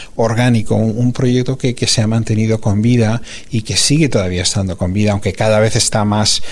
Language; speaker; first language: Spanish; native; Spanish